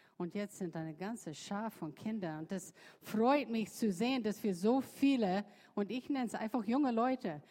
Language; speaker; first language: German; non-native, fluent; English